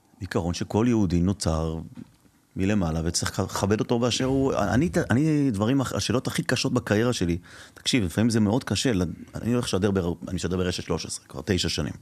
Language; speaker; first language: Hebrew; early bilingual, other home language; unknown